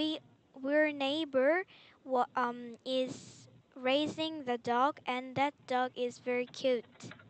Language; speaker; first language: English; non-native, learner; Korean